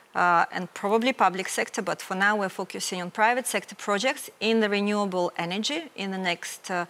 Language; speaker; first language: English; non-native, fluent; Ukrainian